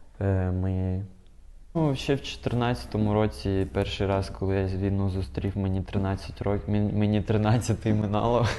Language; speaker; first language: Ukrainian; non-native, local second language; Russian